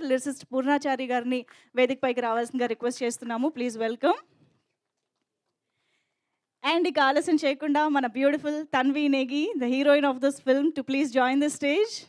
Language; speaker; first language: Telugu; native; Telugu